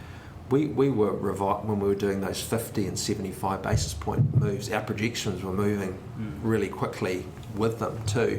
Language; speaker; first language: English; native; English